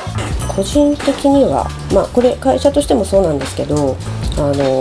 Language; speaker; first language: Japanese; native; Japanese